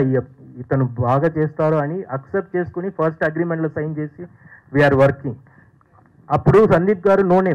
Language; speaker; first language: Telugu; non-native, fluent; Tamil